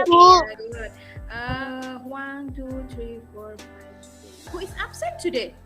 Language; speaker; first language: English; non-native, learner; Indonesian